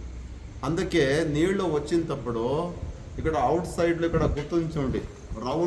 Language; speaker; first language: Telugu; non-native, local second language; Kannada